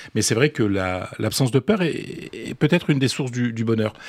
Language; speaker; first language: French; native; French